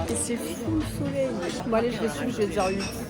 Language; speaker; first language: French; native; French